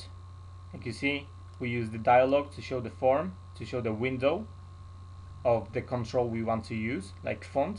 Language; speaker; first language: English; non-native, fluent; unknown